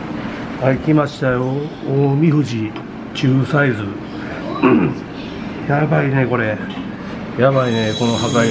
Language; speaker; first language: Japanese; native; Japanese